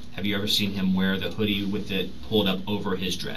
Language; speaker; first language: English; native; English